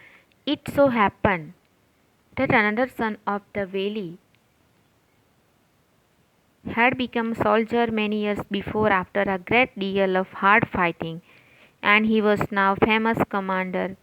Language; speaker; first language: English; non-native, local second language; Gujarati